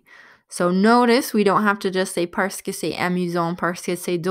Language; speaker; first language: French; non-native, fluent; English